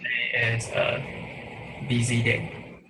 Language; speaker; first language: English; non-native, learner; Chinese